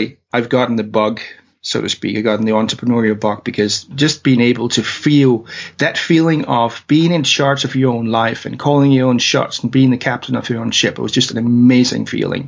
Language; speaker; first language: English; non-native, fluent; Danish